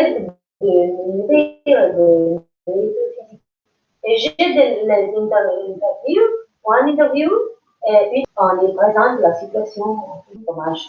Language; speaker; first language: French; non-native, learner; English